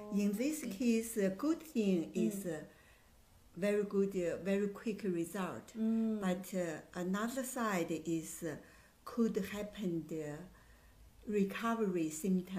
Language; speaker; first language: English; non-native, learner; Chinese